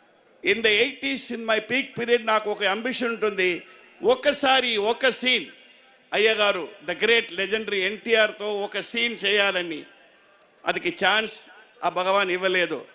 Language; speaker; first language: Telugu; non-native, learner; Tamil